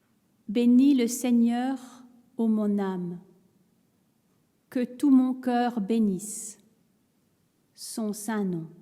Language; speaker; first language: French; native; French